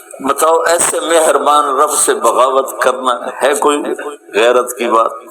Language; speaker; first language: Urdu; non-native, local second language; Punjabi